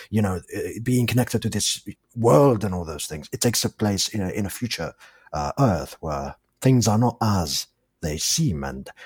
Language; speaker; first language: English; non-native, fluent; Arabic